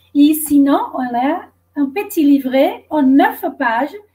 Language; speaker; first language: French; non-native, fluent; Portuguese